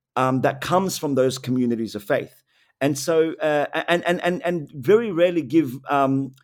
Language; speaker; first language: English; native; English